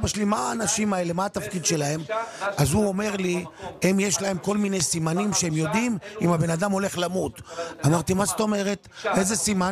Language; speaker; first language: Hebrew; native; Hebrew